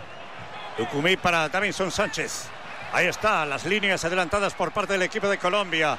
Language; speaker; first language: Spanish; native; Spanish